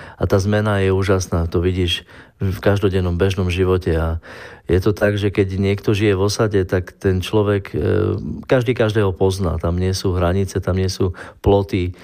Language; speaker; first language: Slovak; non-native, local second language; Romany